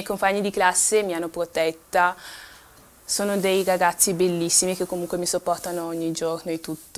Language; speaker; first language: Italian; early bilingual, other home language; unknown